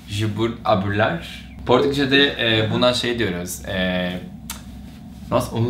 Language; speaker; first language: Turkish; non-native, fluent; Portuguese